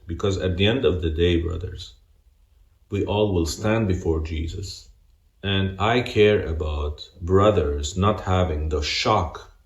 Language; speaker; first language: English; non-native, fluent; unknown